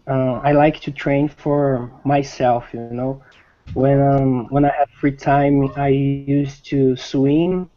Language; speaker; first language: English; non-native, learner; Portuguese